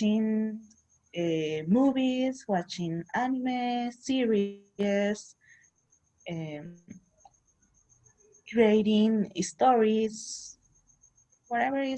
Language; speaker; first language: English; non-native, learner; Spanish